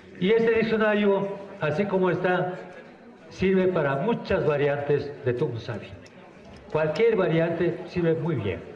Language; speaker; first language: Spanish; non-native, local second language; Mixtepec Mixtec